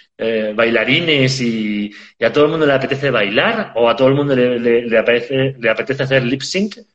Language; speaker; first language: Spanish; native; Spanish